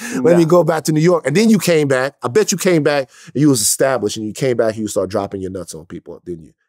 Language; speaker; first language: English; native; English